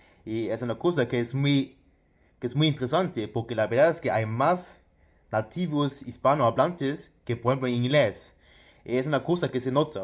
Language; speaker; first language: Spanish; non-native, fluent; Luxembourgish